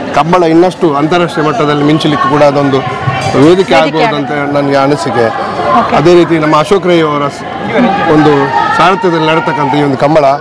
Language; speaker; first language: Kannada; non-native, local second language; Tulu